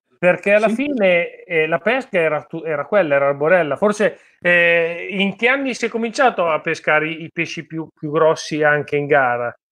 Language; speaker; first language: Italian; native; Italian